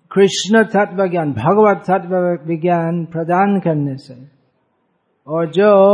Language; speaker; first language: Hindi; non-native, fluent; English